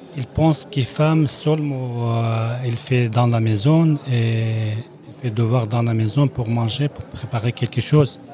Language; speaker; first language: French; non-native, learner; Kurdish